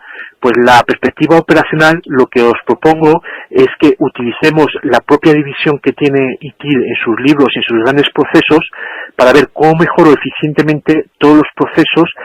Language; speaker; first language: Spanish; native; Spanish